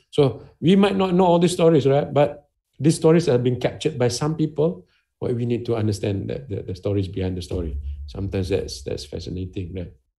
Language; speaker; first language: English; non-native, local second language; Malay